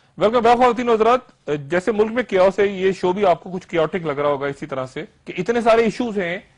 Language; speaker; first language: Urdu; native; Urdu